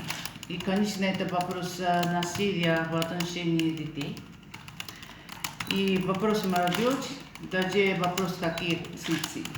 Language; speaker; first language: Russian; non-native, learner; Japanese